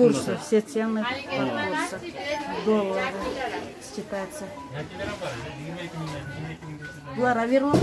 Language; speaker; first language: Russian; non-native, local second language; Uzbek